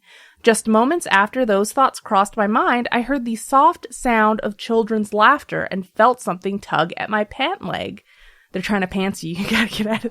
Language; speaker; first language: English; native; English